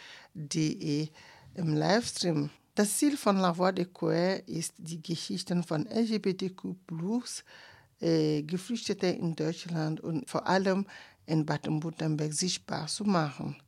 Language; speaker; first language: German; non-native, fluent; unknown